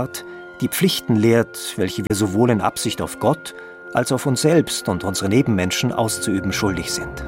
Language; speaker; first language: German; native; German